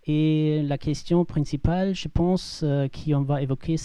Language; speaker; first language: French; non-native, fluent; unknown